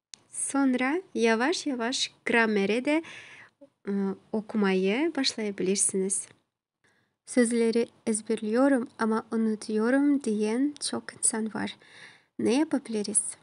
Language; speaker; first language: Turkish; non-native, learner; Kazakh